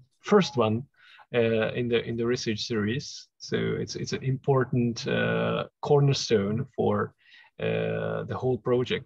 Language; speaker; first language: English; non-native, fluent; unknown